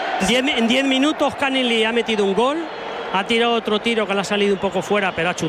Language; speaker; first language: Spanish; native; Spanish